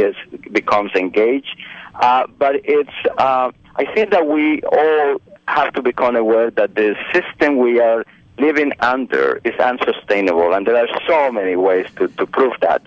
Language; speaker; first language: English; non-native, fluent; Spanish